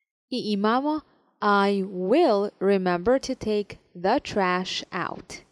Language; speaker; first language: English; non-native, fluent; Serbian